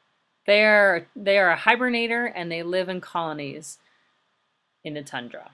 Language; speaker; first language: English; native; English